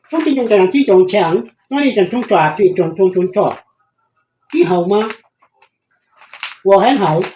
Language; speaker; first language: Chinese; non-native, learner; Filipino